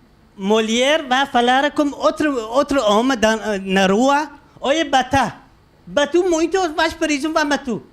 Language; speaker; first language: Portuguese; non-native, learner; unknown